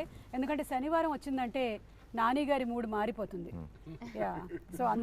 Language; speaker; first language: Telugu; native; Telugu